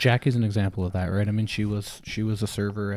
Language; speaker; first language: English; native; English